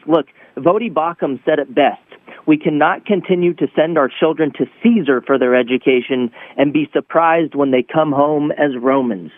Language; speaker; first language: English; native; English